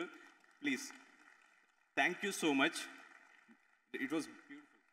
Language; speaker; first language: Telugu; native; Telugu